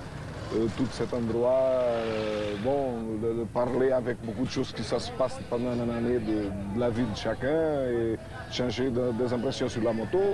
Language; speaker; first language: French; non-native, fluent; Portuguese